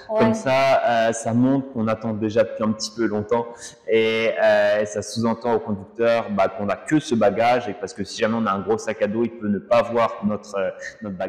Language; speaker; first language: French; native; French